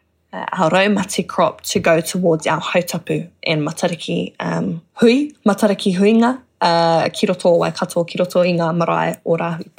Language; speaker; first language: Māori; non-native, local second language; English